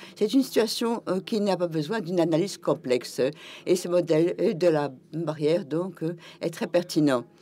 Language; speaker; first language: French; non-native, fluent; German